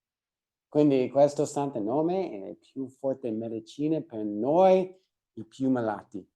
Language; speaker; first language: Italian; non-native, fluent; English